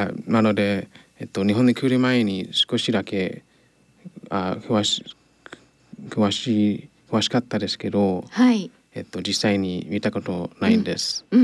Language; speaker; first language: Japanese; non-native, learner; English